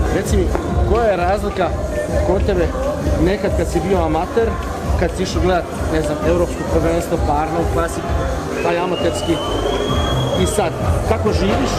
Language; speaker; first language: Croatian; native; Croatian